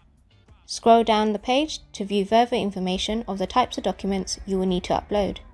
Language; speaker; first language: English; native; English